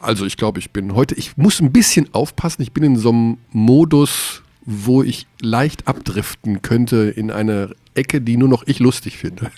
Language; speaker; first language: German; native; German